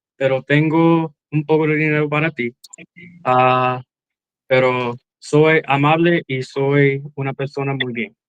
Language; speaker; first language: Spanish; non-native, learner; English